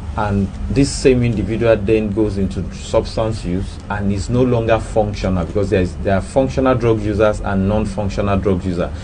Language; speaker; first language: English; non-native, local second language; Yoruba